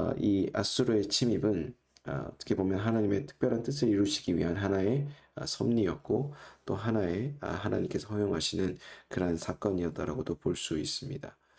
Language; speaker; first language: Korean; native; Korean